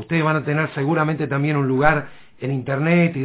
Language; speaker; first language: Spanish; native; Spanish